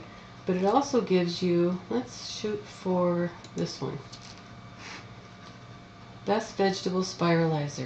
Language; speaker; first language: English; native; English